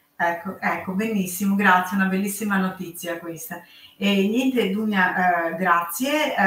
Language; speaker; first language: Italian; non-native, fluent; Serbian